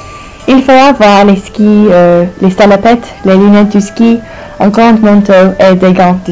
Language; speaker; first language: French; non-native, learner; English